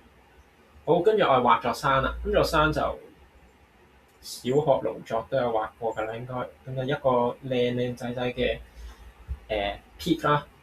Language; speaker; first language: Cantonese; native; Cantonese